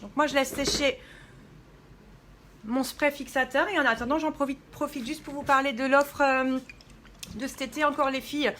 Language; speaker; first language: French; native; French